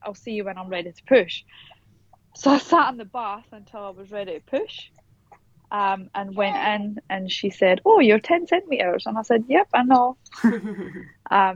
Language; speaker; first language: English; native; English